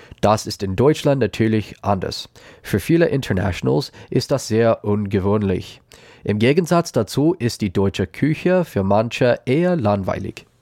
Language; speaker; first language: German; non-native, learner; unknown